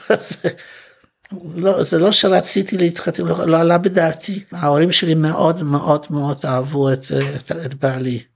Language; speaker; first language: Hebrew; non-native, fluent; Polish